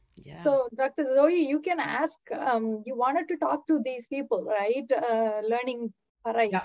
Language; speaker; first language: English; non-native, local second language; Tamil